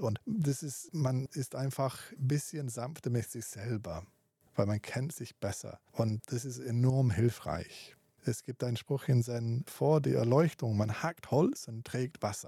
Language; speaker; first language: German; non-native, fluent; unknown